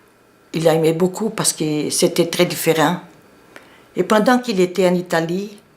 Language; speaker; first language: French; non-native, fluent; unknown